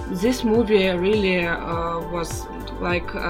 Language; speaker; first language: English; non-native, learner; Russian